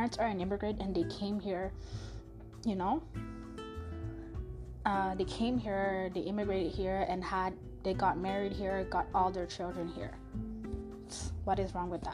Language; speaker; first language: English; non-native, fluent; French